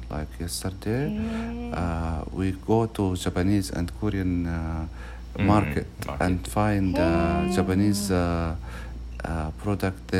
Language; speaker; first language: English; non-native, learner; Arabic